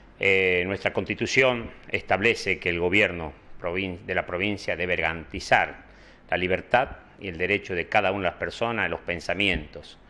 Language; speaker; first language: Spanish; native; Spanish